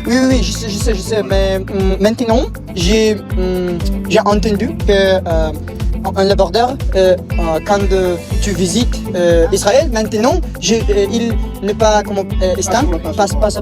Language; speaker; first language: French; non-native, learner; Kazakh